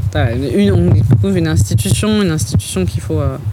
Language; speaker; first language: French; native; French